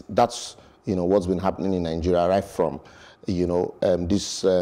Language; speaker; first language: English; non-native, local second language; Bini